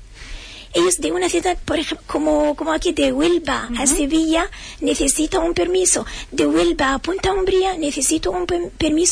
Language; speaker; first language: Spanish; non-native, fluent; Arabic